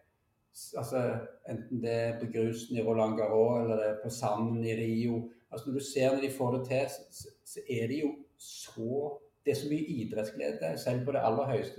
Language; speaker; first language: Norwegian; native; Norwegian